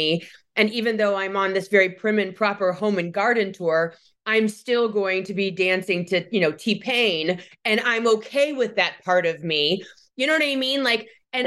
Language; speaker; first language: English; native; English